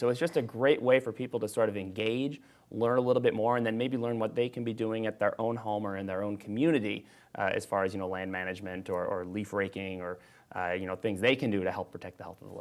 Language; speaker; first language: English; native; English